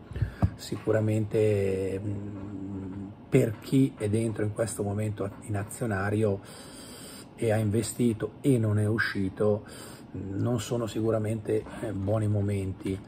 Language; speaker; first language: Italian; native; Italian